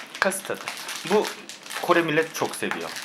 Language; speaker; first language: Turkish; non-native, fluent; Korean